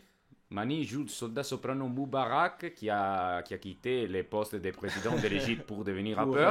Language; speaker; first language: French; non-native, fluent; Italian